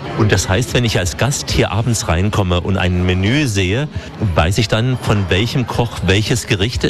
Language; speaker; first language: German; native; German